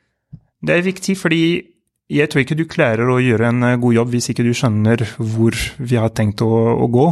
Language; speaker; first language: Norwegian; non-native, fluent; French